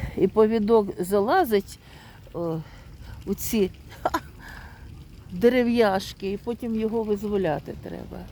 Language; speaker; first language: Ukrainian; native; Ukrainian